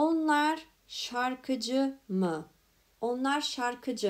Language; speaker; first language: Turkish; non-native, fluent; Macedonian